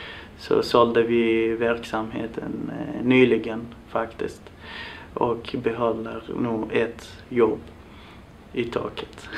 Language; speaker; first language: Swedish; non-native, fluent; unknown